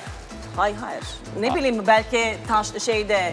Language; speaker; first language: Turkish; non-native, fluent; Serbian